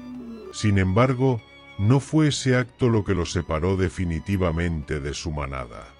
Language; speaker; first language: Spanish; native; Spanish